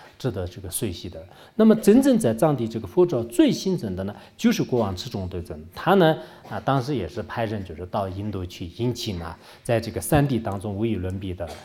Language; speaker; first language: Chinese; non-native, local second language; Tibetan